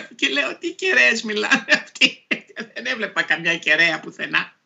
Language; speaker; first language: Greek; native; Greek